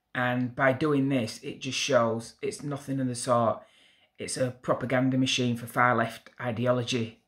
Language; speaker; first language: English; native; English